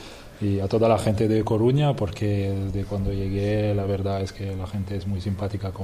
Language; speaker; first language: Spanish; non-native, fluent; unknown